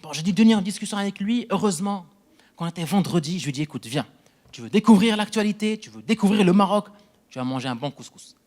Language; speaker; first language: French; non-native, local second language; Arabic